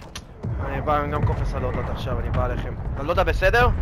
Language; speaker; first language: Hebrew; native; Hebrew